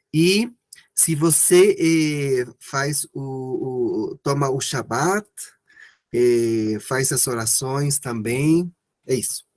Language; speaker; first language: Portuguese; non-native, learner; Spanish